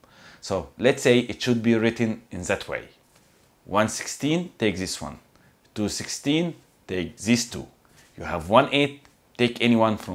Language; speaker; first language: English; non-native, fluent; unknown